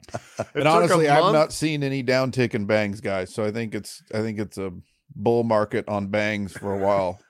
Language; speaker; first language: English; native; English